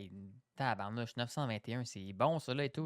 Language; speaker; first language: French; native; French